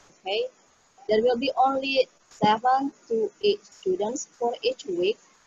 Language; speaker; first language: English; non-native, fluent; Indonesian